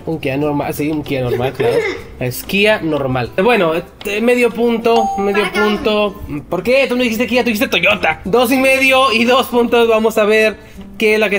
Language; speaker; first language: Spanish; native; Spanish